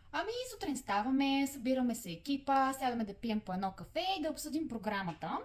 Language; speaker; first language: Bulgarian; native; Bulgarian